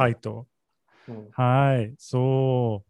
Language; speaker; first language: Japanese; non-native, learner; English